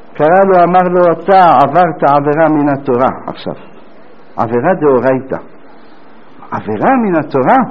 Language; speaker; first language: Hebrew; native; Hebrew